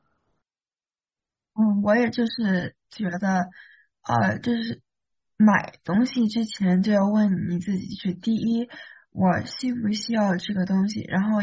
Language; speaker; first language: Chinese; early bilingual, heritage; Chinese